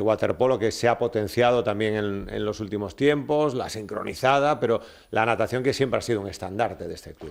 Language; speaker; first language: Spanish; native; Spanish